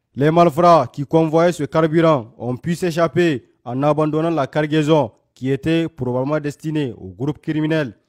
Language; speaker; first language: French; non-native, local second language; Hausa